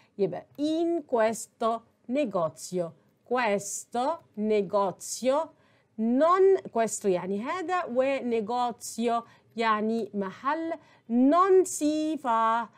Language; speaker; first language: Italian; non-native, fluent; Arabic